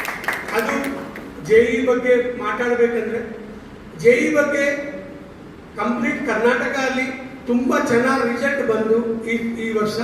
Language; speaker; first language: Kannada; non-native, learner; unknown